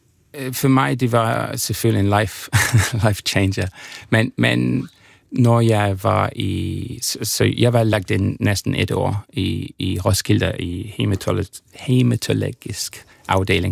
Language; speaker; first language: Danish; non-native, learner; English